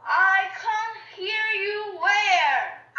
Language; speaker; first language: English; non-native, learner; Chinese